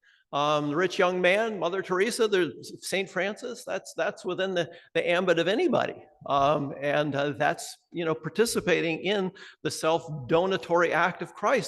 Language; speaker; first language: English; native; English